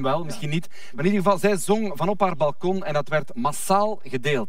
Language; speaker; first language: Dutch; native; Dutch